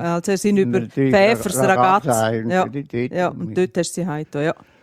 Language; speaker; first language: German; native; German